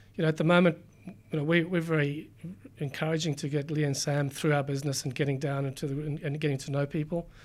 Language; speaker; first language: English; native; English